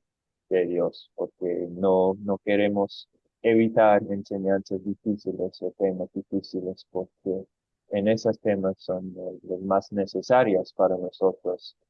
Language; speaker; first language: Spanish; non-native, fluent; English